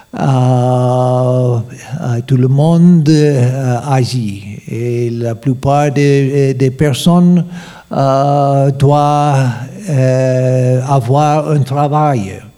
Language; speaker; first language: French; non-native, fluent; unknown